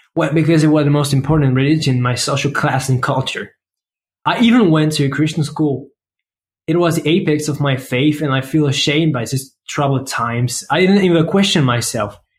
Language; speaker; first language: English; non-native, fluent; French